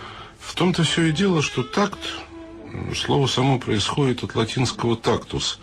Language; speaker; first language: Russian; native; Russian